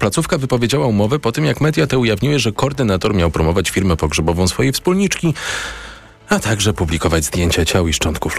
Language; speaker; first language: Polish; native; Polish